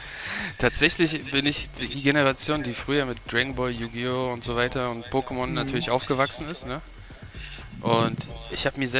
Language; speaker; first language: German; native; German